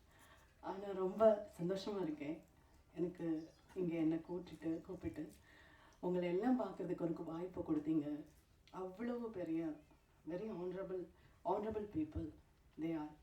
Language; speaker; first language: Tamil; non-native, fluent; Malayalam